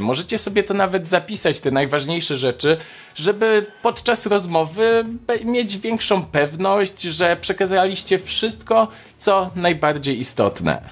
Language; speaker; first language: Polish; native; Polish